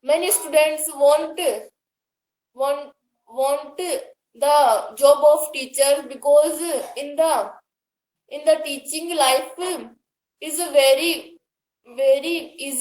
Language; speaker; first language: English; non-native, learner; Hindi